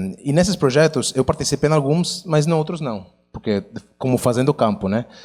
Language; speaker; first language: Portuguese; non-native, fluent; Catalan